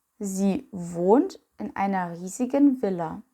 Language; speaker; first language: German; non-native, fluent; Ukrainian